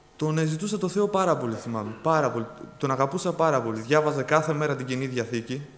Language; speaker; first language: Greek; early bilingual, other home language; Bulgarian